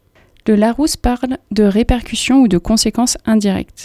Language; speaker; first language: French; native; French